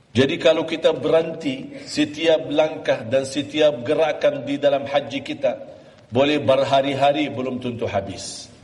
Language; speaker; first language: Malay; non-native, fluent; Arabic